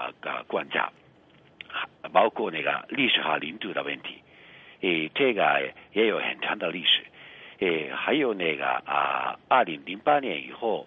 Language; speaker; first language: Chinese; non-native, fluent; Japanese